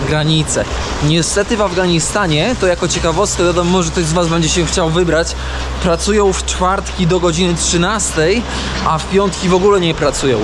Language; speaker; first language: Polish; native; Polish